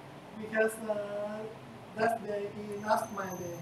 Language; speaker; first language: English; non-native, learner; Vietnamese